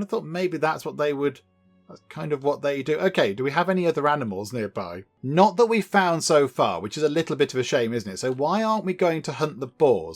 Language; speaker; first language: English; native; English